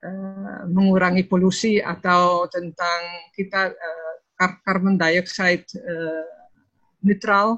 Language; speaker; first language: Indonesian; non-native, fluent; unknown